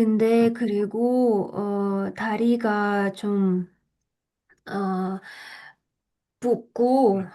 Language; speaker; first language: Korean; non-native, fluent; Russian